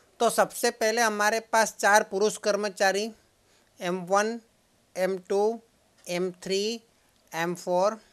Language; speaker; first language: Hindi; non-native, local second language; Gujarati